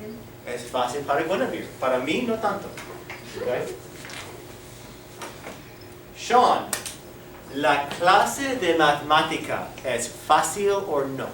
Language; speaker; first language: Spanish; non-native, fluent; English